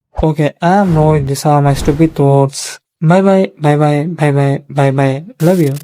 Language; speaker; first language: English; non-native, local second language; Malayalam